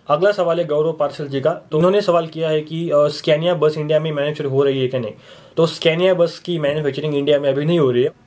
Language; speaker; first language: Hindi; non-native, local second language; Marathi